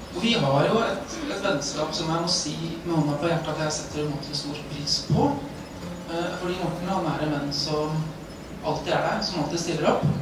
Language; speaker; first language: Norwegian; native; Norwegian